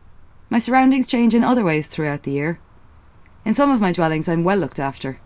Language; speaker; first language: English; native; English